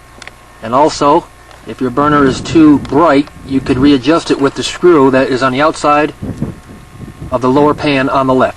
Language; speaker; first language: English; native; English